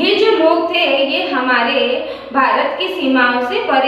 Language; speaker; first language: Hindi; native; Hindi